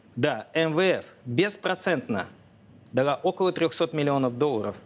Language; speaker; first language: Russian; native; Russian